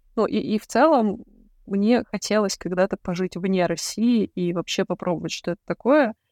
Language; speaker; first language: Russian; native; Russian